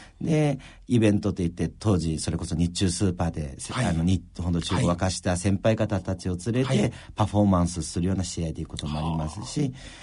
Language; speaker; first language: Japanese; early bilingual, other home language; Chinese